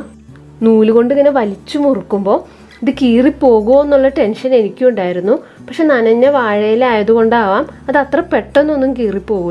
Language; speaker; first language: Malayalam; native; Malayalam